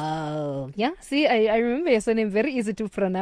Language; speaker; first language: English; non-native, local second language; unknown